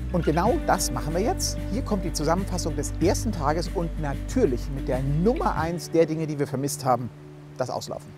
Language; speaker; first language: German; native; German